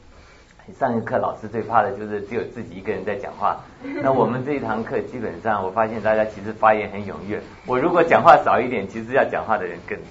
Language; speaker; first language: Chinese; native; Chinese